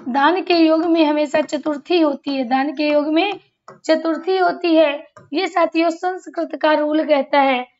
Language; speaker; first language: Hindi; native; Hindi